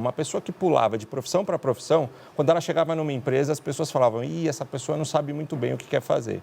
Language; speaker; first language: Portuguese; native; Portuguese